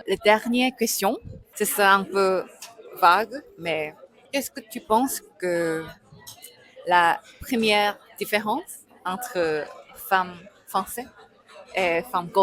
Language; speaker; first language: French; non-native, learner; Korean